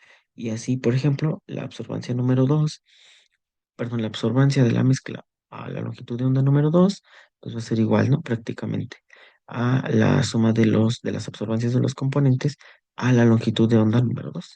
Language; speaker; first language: Spanish; native; Spanish